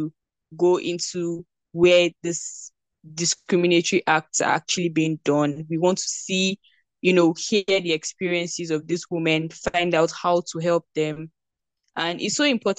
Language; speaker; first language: English; non-native, local second language; Yoruba